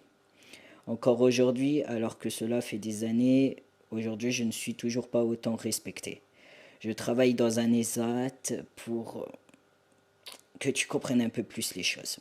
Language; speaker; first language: French; native; French